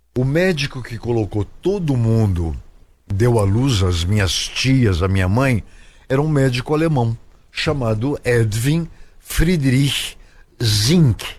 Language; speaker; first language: Portuguese; native; Portuguese